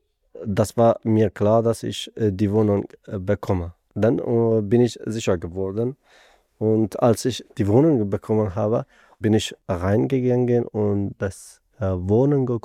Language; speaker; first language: German; non-native, learner; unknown